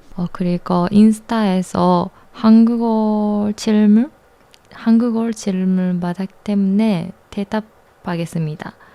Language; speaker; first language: Korean; non-native, learner; Japanese